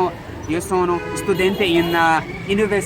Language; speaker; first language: Italian; non-native, learner; Nepali